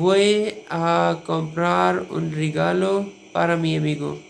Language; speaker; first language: Spanish; non-native, learner; Urdu